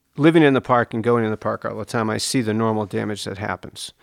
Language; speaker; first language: English; native; English